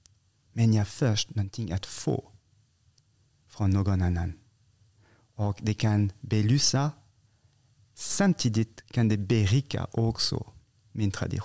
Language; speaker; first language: Swedish; non-native, fluent; French